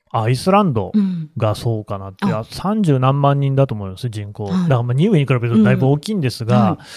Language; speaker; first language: Japanese; native; Japanese